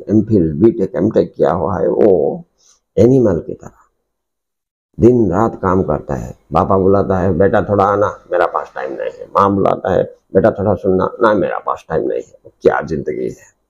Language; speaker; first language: Hindi; non-native, local second language; Odia